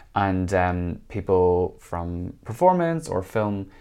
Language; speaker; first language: English; native; English